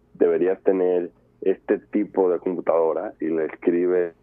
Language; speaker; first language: Spanish; early bilingual, heritage; Spanish